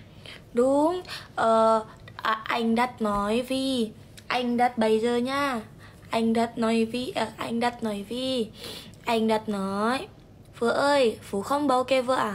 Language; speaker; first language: Vietnamese; non-native, learner; Indonesian